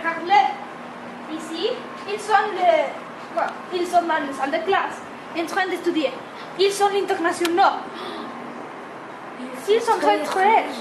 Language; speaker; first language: French; non-native, learner; Spanish